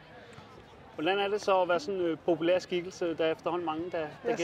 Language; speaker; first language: Danish; native; Danish